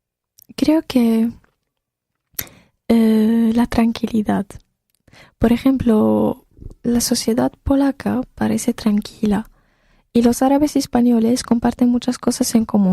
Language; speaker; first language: Spanish; non-native, fluent; Arabic